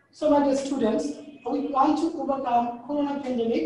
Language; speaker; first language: English; non-native, local second language; Bangla